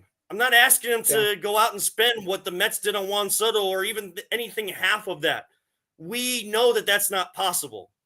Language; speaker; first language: English; native; English